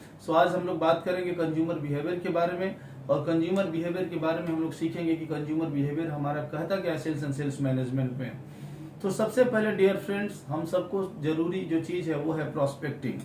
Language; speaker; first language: Hindi; native; Hindi